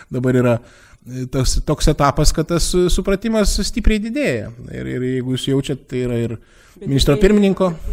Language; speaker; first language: Lithuanian; native; Lithuanian